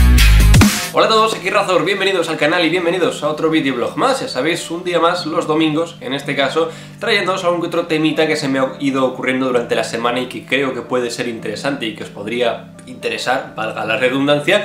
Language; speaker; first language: Spanish; native; Spanish